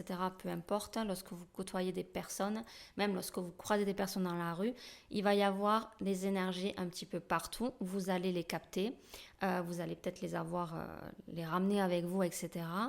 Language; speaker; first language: French; native; French